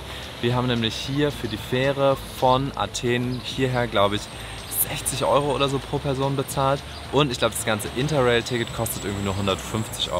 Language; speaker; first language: German; native; German